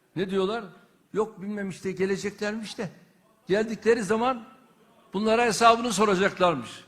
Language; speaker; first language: Turkish; native; Turkish